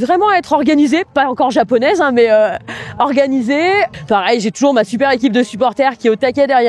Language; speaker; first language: French; native; French